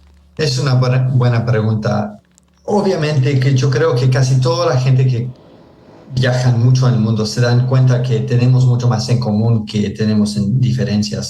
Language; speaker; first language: Spanish; early bilingual, heritage; Spanish